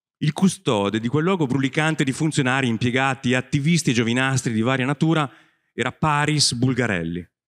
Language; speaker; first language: Italian; native; Italian